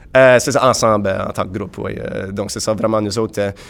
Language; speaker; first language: French; native; French